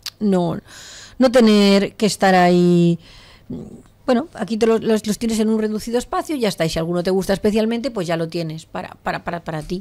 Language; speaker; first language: Spanish; native; Spanish